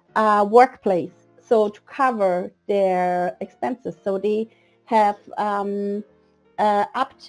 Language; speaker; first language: English; non-native, fluent; German